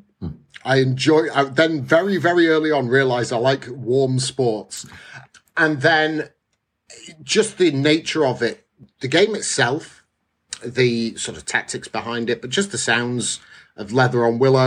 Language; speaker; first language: English; native; English